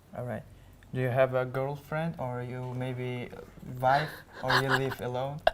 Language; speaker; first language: English; non-native, learner; Uzbek